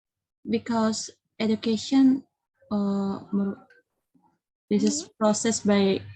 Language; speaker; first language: English; non-native, local second language; Indonesian